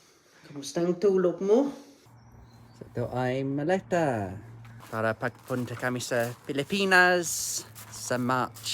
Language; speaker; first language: Filipino; non-native, learner; English